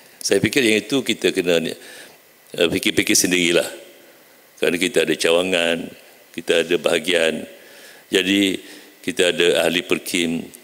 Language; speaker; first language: Malay; native; Malay